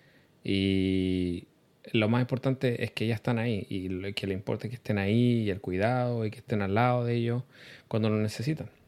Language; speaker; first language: Spanish; early bilingual, heritage; Spanish